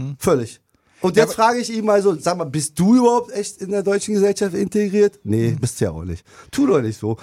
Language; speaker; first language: German; non-native, fluent; Turkish